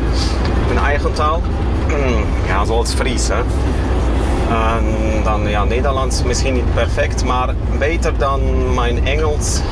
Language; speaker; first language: Dutch; non-native, fluent; German